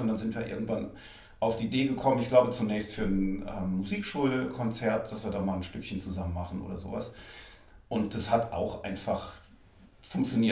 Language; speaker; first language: German; native; German